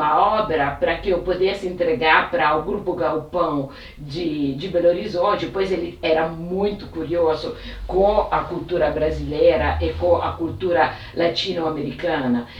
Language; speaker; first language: Portuguese; non-native, fluent; Italian